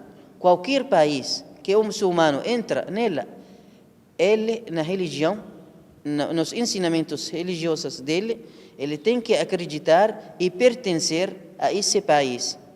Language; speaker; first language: Portuguese; non-native, learner; Arabic